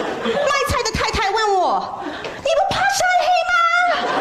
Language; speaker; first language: Chinese; non-native, fluent; English